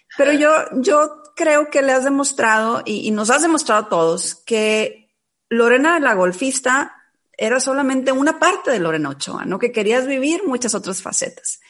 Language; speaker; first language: Spanish; native; Spanish